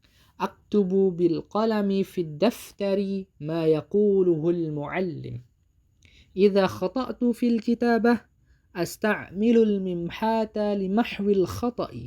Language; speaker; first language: Arabic; non-native, fluent; Indonesian